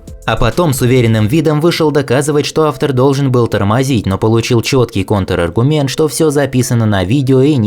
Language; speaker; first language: Russian; native; Russian